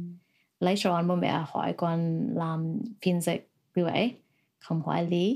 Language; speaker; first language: Vietnamese; early bilingual, heritage; Vietnamese